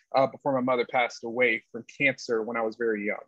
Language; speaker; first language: English; native; English